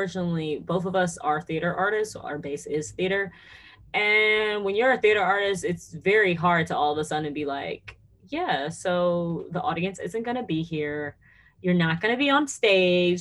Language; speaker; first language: English; native; English